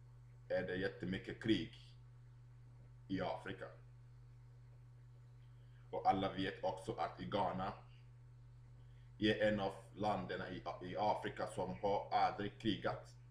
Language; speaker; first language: Swedish; non-native, fluent; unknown